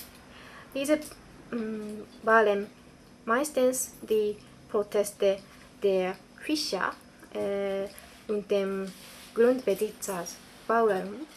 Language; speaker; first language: German; non-native, learner; Japanese